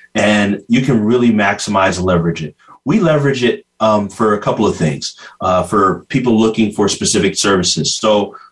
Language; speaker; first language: English; native; English